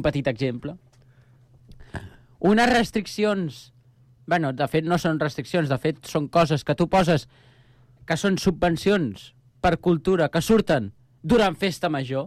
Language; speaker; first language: Catalan; native; Catalan